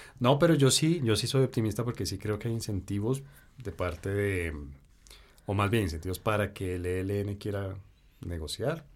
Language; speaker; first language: Spanish; native; Spanish